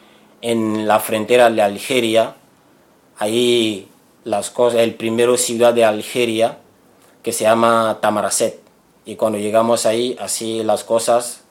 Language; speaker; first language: Spanish; non-native, learner; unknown